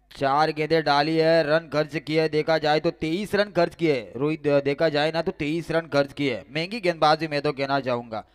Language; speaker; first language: Hindi; non-native, local second language; Marathi